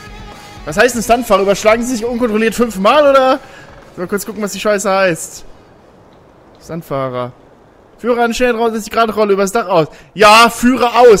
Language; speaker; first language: German; native; German